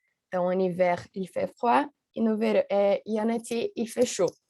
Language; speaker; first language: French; non-native, learner; Portuguese